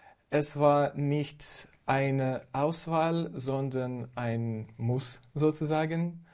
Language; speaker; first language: German; non-native, fluent; Ukrainian